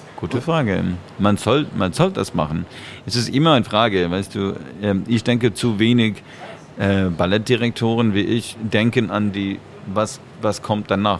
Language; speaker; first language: German; non-native, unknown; French